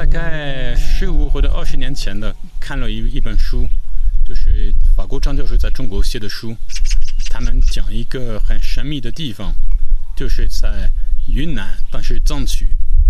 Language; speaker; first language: Chinese; non-native, fluent; French